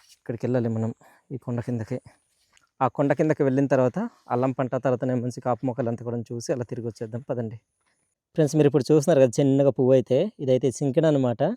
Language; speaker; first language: Telugu; non-native, local second language; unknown